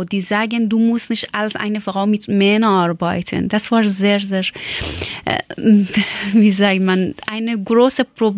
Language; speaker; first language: German; non-native, learner; Persian